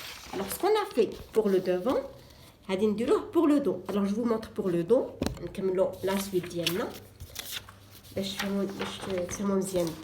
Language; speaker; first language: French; non-native, local second language; Arabic